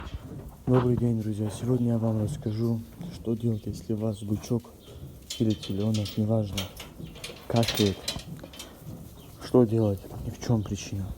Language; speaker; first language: Russian; non-native, local second language; Ossetic